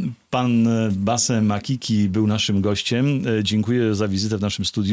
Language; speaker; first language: Polish; native; Polish